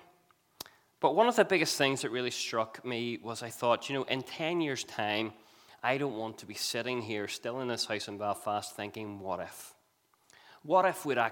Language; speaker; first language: English; native; English